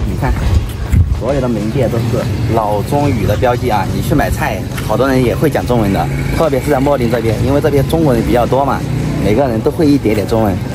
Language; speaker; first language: Chinese; native; Chinese